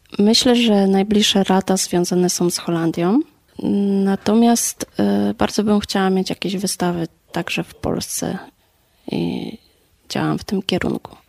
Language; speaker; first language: Polish; native; Polish